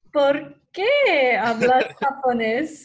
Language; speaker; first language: Spanish; non-native, learner; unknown